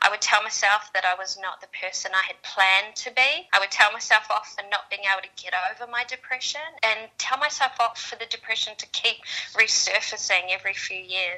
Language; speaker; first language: English; native; English